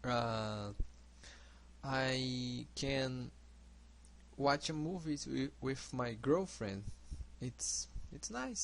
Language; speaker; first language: English; non-native, learner; Portuguese